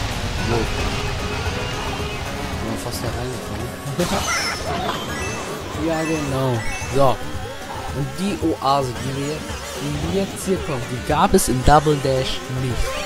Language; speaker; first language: German; native; German